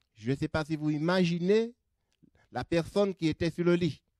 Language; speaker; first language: French; native; French